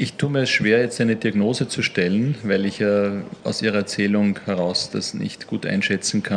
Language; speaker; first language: German; native; German